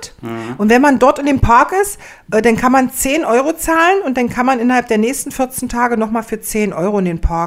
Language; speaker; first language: German; native; German